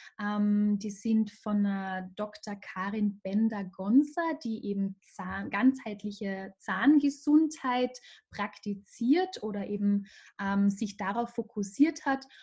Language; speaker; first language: German; native; German